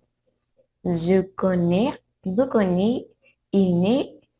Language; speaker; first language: French; non-native, learner; Spanish